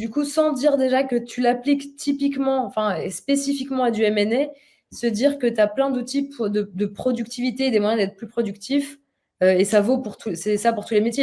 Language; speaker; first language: French; native; French